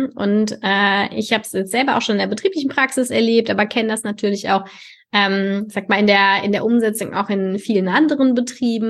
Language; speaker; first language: German; native; German